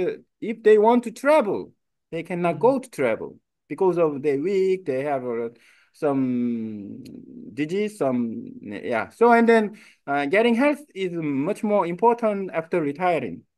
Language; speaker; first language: English; non-native, learner; Korean